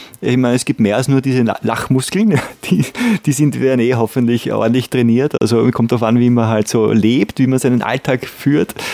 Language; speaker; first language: German; native; German